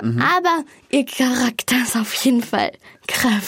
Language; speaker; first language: German; native; German